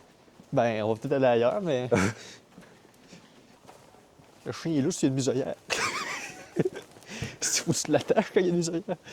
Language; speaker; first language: French; native; French